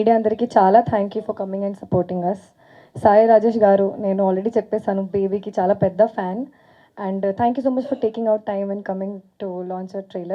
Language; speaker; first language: Telugu; non-native, fluent; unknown